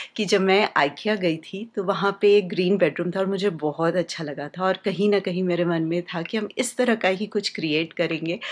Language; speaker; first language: Hindi; non-native, local second language; Bangla